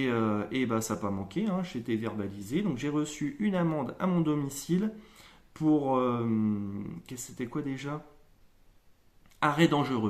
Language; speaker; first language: French; native; French